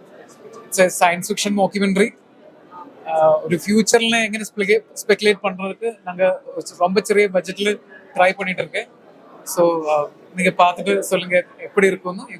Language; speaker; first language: Tamil; non-native, learner; Malayalam